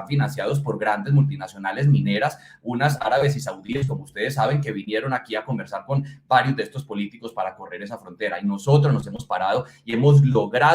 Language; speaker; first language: Spanish; native; Spanish